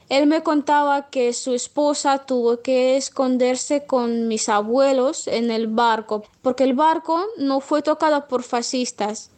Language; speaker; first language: Spanish; non-native, fluent; Russian